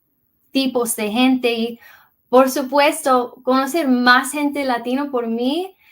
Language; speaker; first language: Spanish; early bilingual, heritage; English